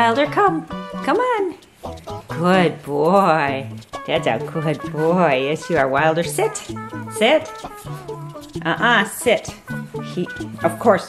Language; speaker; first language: English; native; English